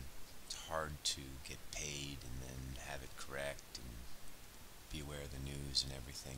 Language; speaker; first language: English; native; English